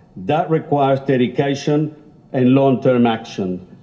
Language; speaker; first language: English; non-native, fluent; Spanish